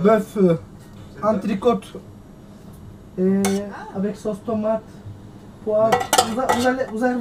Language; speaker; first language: French; non-native, learner; Turkish